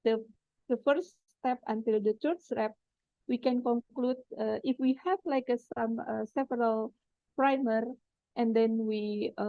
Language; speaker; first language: English; non-native, fluent; Indonesian